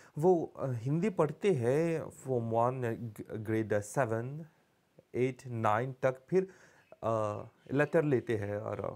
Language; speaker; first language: Hindi; early bilingual, heritage; Bhojpuri